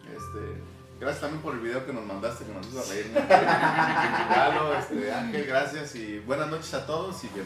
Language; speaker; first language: Spanish; native; Spanish